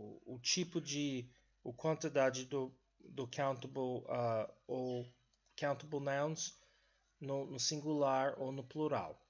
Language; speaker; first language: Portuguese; non-native, fluent; English